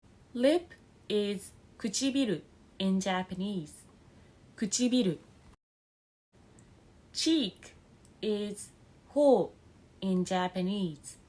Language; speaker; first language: English; non-native, fluent; Japanese